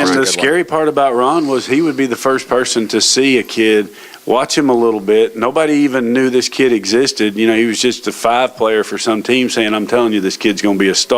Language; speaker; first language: English; native; English